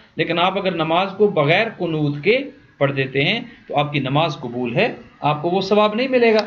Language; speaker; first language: Urdu; native; Urdu